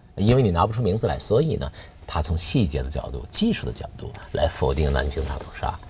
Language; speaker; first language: Chinese; native; Chinese